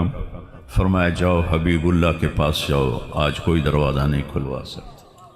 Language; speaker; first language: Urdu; non-native, local second language; Punjabi